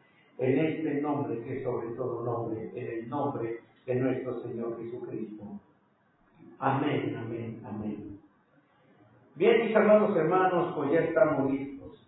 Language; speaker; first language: Spanish; native; Spanish